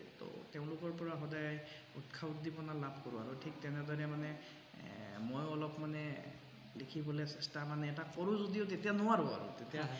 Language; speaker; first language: Assamese; non-native, local second language; Sadri